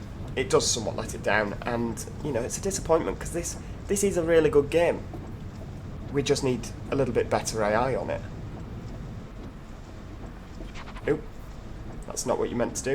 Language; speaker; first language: English; native; English